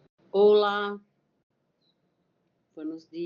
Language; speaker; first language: Spanish; non-native, learner; Portuguese